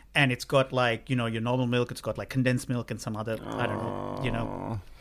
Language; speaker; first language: English; non-native, local second language; Sinhala